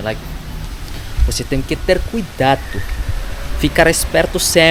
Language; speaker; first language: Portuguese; non-native, learner; Indonesian